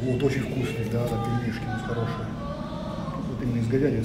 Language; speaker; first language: Russian; native; Russian